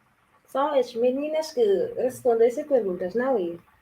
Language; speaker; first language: Portuguese; non-native, learner; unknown